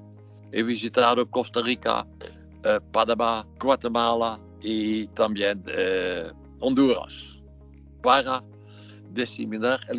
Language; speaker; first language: Spanish; non-native, fluent; Dutch